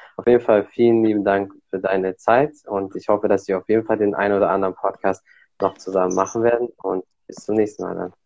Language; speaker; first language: German; native; German